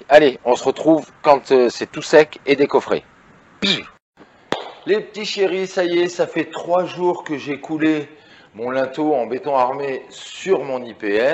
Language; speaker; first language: French; native; French